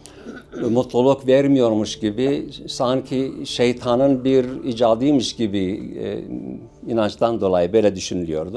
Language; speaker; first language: Turkish; non-native, local second language; Syriac